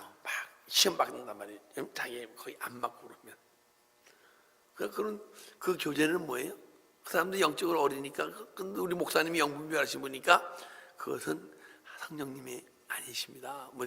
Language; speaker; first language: Korean; native; Korean